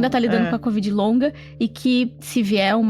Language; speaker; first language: Portuguese; native; Portuguese